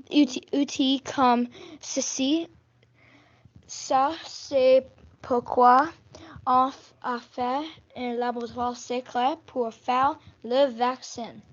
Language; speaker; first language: French; non-native, learner; English